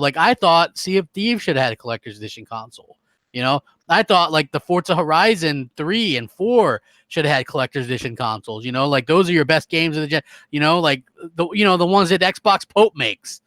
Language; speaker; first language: English; native; English